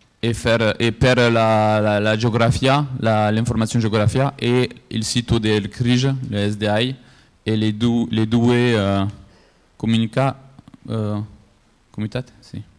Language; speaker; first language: Italian; non-native, learner; French